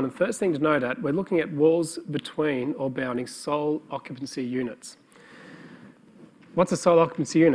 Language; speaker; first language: English; native; English